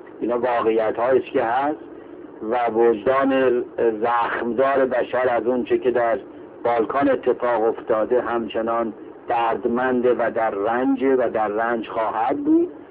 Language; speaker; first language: Persian; non-native, local second language; Azerbaijani